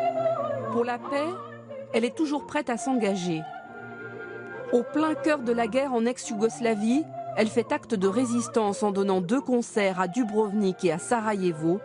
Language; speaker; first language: French; native; French